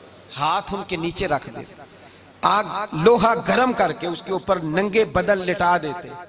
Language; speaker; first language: Hindi; non-native, local second language; Punjabi